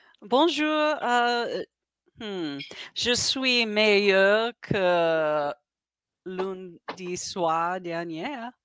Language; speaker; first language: French; non-native, learner; English